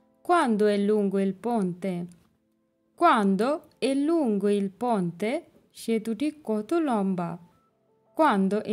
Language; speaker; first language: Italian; non-native, learner; Bangla